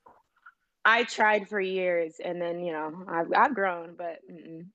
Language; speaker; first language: English; native; English